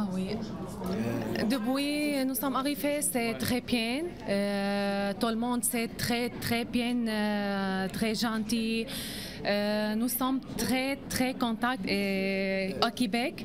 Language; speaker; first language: French; non-native, learner; Arabic